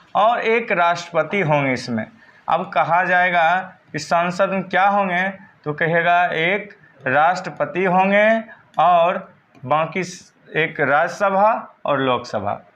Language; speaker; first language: Hindi; native; Hindi